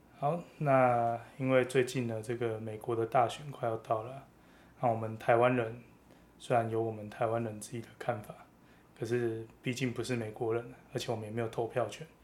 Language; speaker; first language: Chinese; native; Chinese